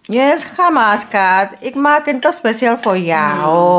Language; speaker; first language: Dutch; non-native, learner; Indonesian